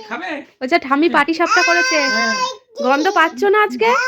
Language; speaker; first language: Bangla; native; Bangla